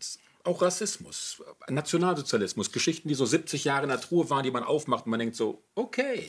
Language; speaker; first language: German; native; German